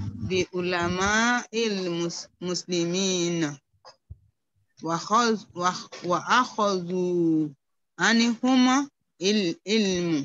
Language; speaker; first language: Arabic; non-native, learner; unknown